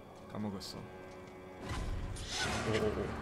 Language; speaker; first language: Korean; non-native, fluent; German